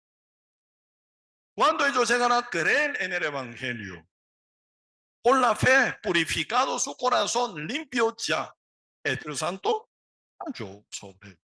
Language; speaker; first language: Spanish; non-native, learner; Korean